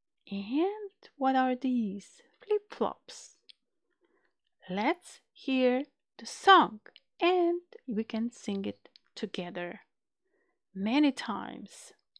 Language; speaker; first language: English; non-native, fluent; Macedonian